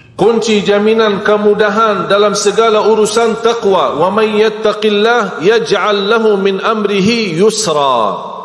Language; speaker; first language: Malay; non-native, fluent; Arabic